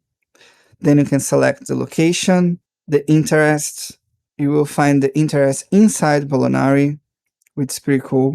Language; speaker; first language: English; non-native, fluent; Portuguese